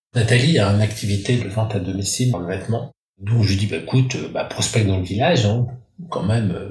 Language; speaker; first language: French; native; French